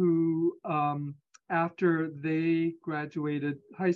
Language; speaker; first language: English; native; English